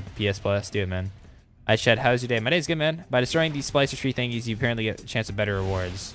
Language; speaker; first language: English; native; English